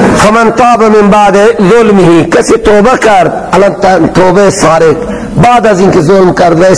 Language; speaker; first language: Persian; non-native, local second language; Baluchi